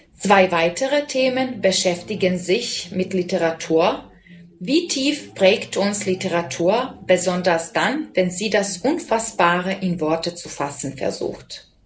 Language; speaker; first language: German; non-native, fluent; Serbian